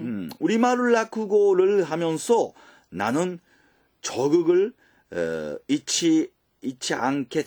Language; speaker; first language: Korean; early bilingual, heritage; Japanese